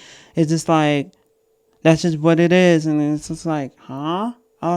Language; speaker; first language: English; native; English